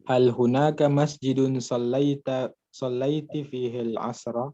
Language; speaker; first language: Arabic; non-native, learner; Indonesian